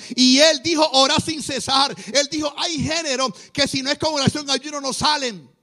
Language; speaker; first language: Spanish; native; Spanish